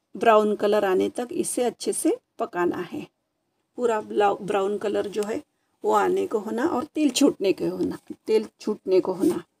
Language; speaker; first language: Hindi; non-native, local second language; Marathi